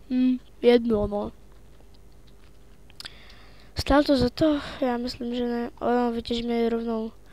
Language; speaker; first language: Czech; native; Czech